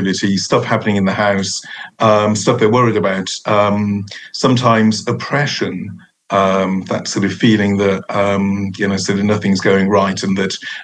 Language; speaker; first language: English; native; English